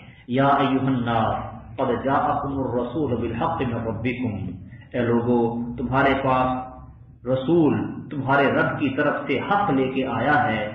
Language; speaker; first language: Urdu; native; Urdu